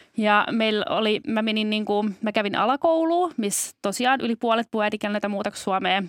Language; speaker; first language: Finnish; early bilingual, other home language; Albanian